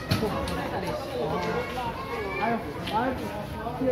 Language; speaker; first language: English; non-native, learner; Korean